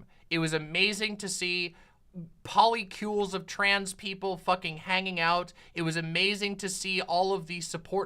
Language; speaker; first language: English; native; English